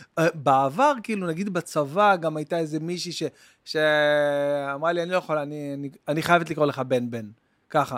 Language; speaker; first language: Hebrew; native; Hebrew